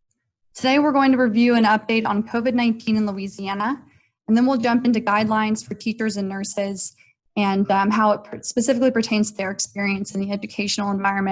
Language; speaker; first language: English; native; English